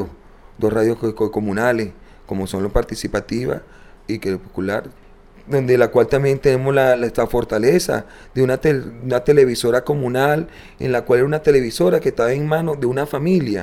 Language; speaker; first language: Spanish; native; Spanish